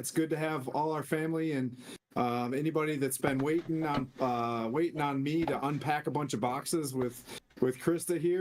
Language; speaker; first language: English; native; English